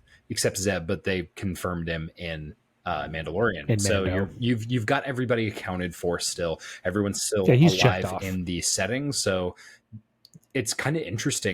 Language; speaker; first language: English; native; English